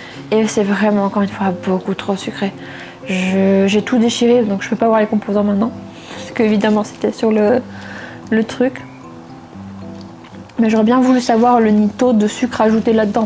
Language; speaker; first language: French; native; French